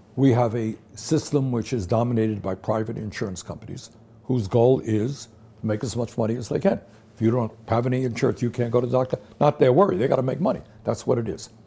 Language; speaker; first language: English; native; English